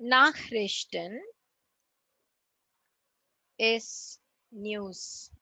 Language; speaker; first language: German; non-native, learner; Tamil